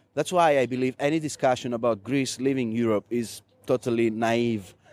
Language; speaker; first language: English; non-native, fluent; Greek